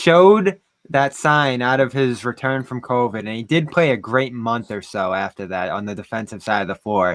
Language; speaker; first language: English; native; English